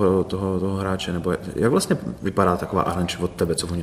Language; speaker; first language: Czech; native; Czech